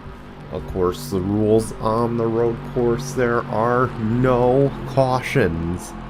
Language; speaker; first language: English; native; English